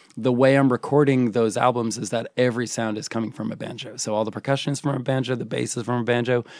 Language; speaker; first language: English; native; English